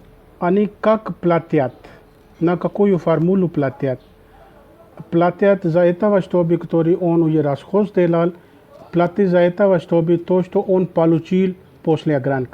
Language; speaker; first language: Russian; non-native, learner; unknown